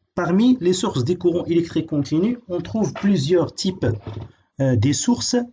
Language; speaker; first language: French; non-native, local second language; Arabic